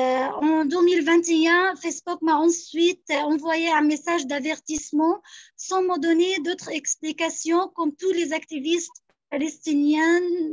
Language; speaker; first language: French; non-native, fluent; Arabic